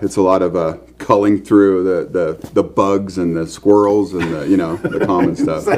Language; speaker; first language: English; native; English